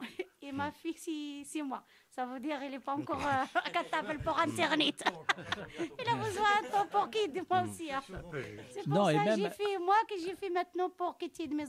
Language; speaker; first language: French; non-native, local second language; Arabic